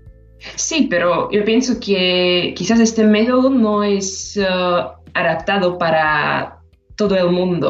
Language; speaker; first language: Spanish; non-native, fluent; Slovak